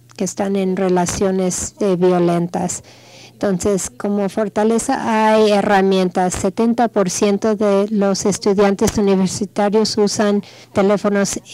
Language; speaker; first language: Spanish; non-native, fluent; English